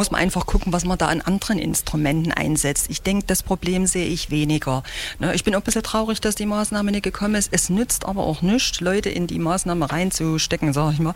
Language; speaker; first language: German; native; German